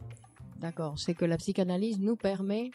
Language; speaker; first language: French; native; French